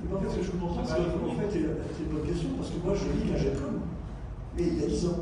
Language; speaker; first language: French; native; French